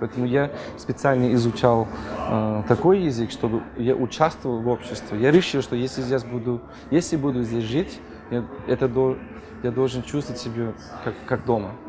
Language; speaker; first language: Russian; non-native, fluent; English